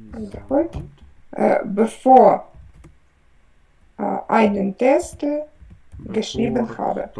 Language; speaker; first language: German; non-native, learner; Ukrainian